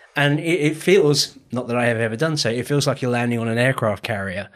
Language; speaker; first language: English; native; English